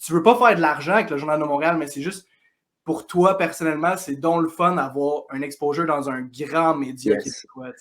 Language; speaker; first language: French; native; French